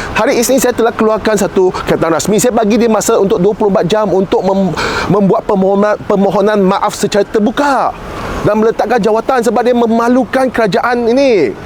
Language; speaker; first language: Malay; non-native, local second language; Chinese